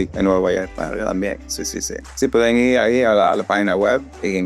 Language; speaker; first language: Spanish; non-native, fluent; English